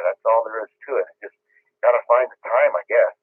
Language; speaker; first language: English; native; English